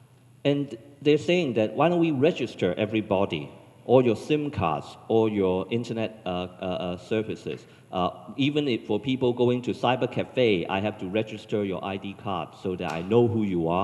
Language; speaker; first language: English; non-native, local second language; Cantonese